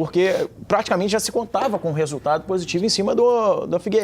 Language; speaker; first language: Portuguese; native; Portuguese